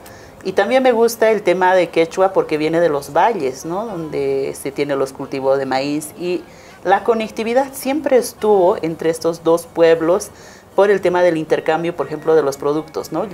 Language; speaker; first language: Spanish; non-native, local second language; Aymara